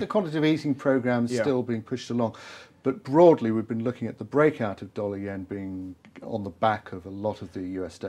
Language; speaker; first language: English; native; English